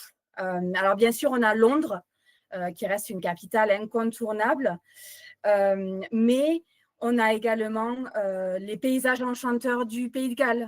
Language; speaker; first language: French; native; French